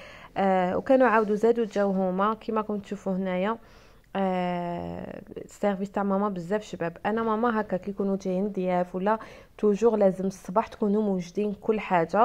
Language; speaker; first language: Arabic; native; Arabic